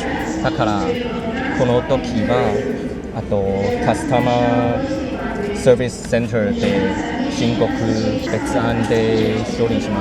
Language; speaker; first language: Japanese; non-native, learner; Chinese